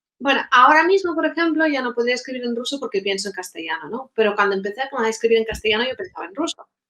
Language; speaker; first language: Spanish; non-native, fluent; Russian